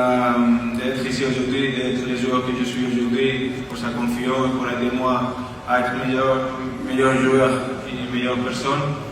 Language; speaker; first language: French; non-native, fluent; Spanish